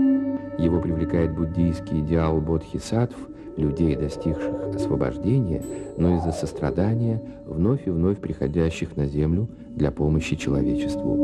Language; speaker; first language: Russian; native; Russian